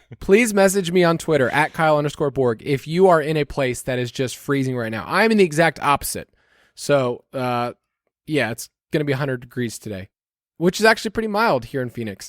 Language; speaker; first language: English; native; English